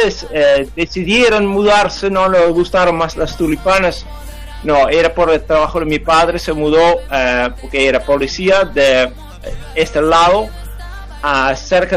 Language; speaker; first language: Spanish; non-native, fluent; Dutch